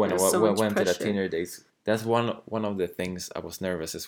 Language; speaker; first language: English; non-native, fluent; Swedish